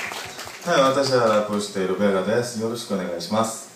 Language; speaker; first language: Japanese; non-native, learner; Korean